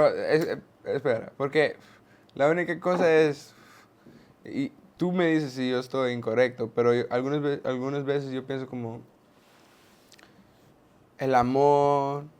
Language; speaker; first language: Spanish; non-native, learner; English